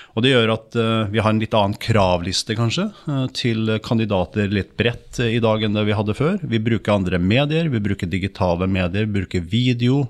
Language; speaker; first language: Norwegian; native; Norwegian